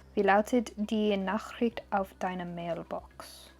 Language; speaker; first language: German; non-native, learner; English